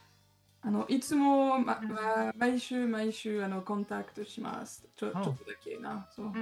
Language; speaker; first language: Japanese; non-native, learner; French